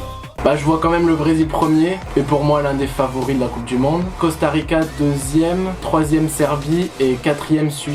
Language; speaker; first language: French; native; French